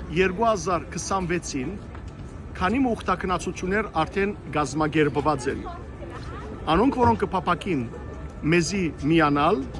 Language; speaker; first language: Armenian; early bilingual, heritage; Armenian